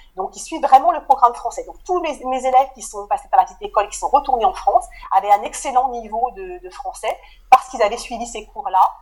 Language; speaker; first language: French; native; French